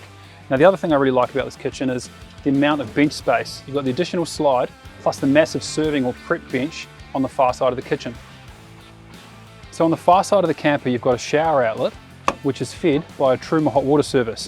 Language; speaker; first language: English; native; English